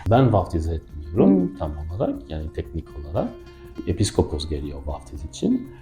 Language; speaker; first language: Turkish; non-native, fluent; French